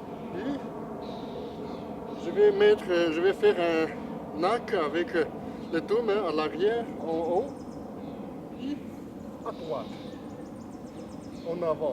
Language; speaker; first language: French; non-native, fluent; Chinese